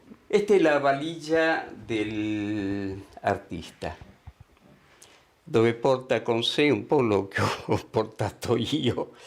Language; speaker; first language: Italian; non-native, fluent; Spanish